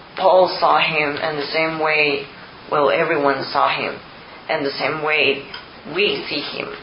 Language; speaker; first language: English; non-native, learner; Spanish